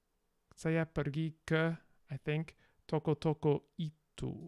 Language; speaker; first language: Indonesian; non-native, learner; English